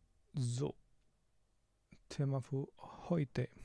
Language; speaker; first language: German; non-native, learner; Spanish